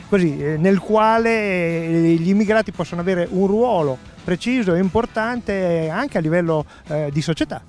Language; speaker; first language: Italian; native; Italian